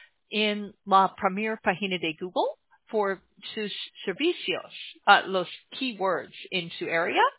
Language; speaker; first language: Spanish; non-native, learner; English